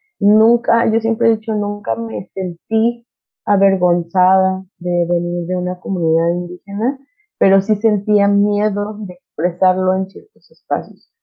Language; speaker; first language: Spanish; non-native, local second language; Nahuatl languages